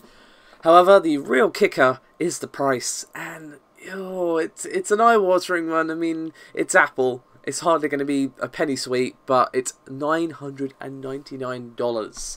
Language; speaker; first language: English; native; English